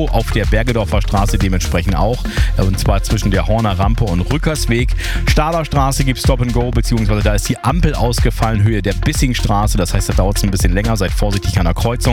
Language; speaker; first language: German; native; German